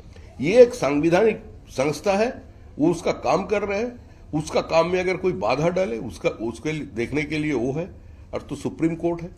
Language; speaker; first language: Hindi; non-native, local second language; Bangla